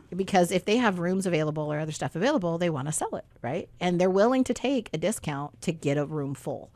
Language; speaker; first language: English; native; English